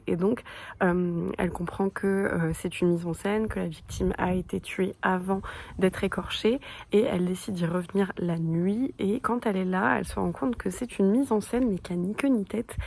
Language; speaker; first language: French; native; French